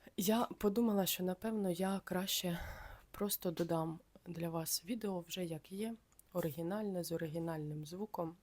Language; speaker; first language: Ukrainian; native; Ukrainian